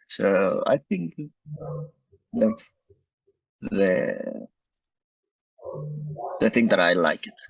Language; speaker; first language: English; non-native, learner; Spanish